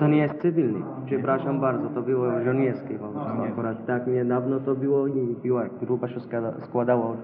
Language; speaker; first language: Polish; non-native, learner; Arabic